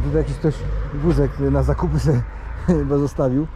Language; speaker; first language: Polish; native; Polish